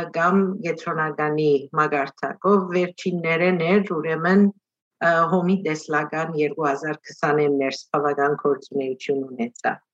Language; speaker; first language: Armenian; early bilingual, heritage; Armenian